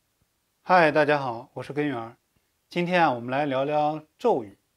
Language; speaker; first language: Chinese; native; Chinese